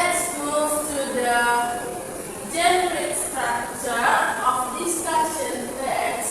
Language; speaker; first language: English; non-native, fluent; Indonesian